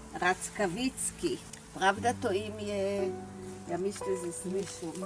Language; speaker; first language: Polish; early bilingual, heritage; Hebrew